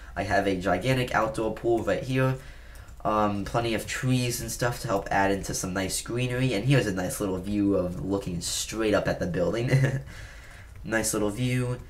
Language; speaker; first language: English; native; English